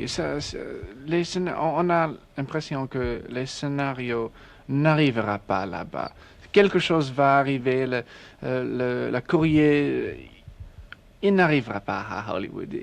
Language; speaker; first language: French; non-native, learner; English